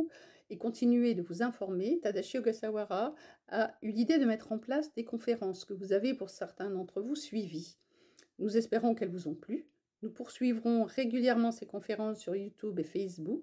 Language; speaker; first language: French; native; French